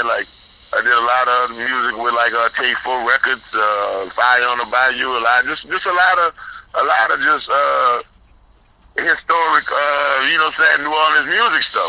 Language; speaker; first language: English; native; English